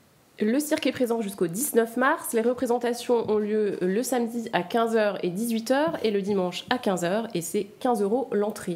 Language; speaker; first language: French; native; French